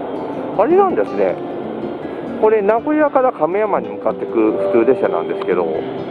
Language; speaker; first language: Japanese; native; Japanese